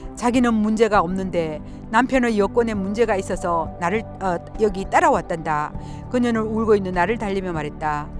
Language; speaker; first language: Korean; native; Korean